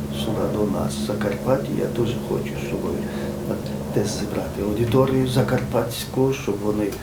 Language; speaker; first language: Ukrainian; non-native, fluent; Georgian